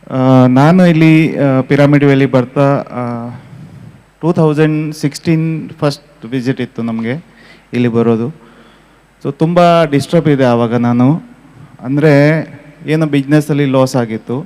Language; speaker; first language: Kannada; non-native, fluent; Hindi